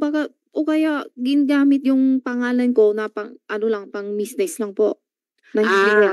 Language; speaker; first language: Filipino; non-native, learner; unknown